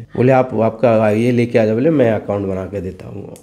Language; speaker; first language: Hindi; non-native, local second language; Marathi